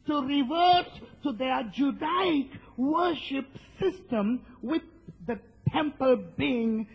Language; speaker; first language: English; non-native, local second language; Sinhala